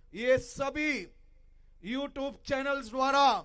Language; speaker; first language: Hindi; non-native, local second language; Gujarati